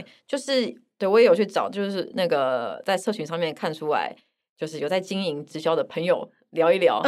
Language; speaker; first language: Chinese; native; Chinese